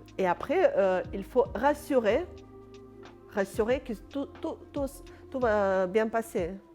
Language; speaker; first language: French; non-native, fluent; Russian